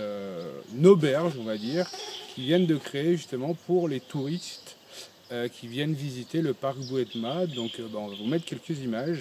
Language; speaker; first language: French; native; French